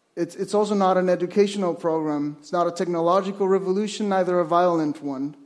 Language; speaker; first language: English; non-native, fluent; Spanish